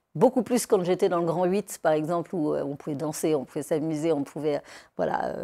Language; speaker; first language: French; native; French